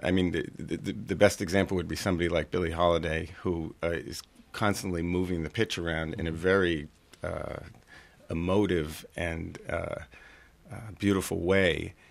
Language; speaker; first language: English; native; English